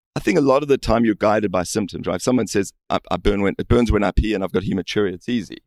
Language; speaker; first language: English; native; English